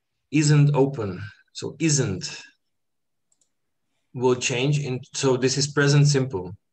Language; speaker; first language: English; non-native, fluent; Czech